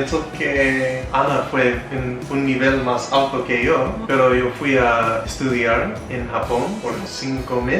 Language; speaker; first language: Spanish; non-native, fluent; English